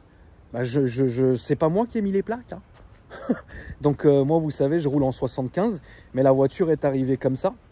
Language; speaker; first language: French; native; French